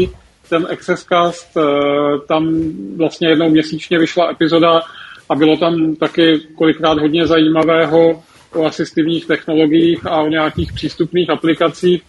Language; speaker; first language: Czech; native; Czech